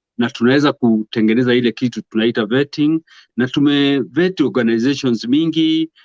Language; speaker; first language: Swahili; non-native, local second language; Kikuyu